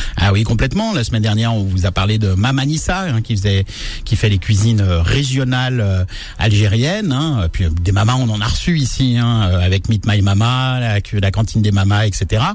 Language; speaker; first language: French; native; French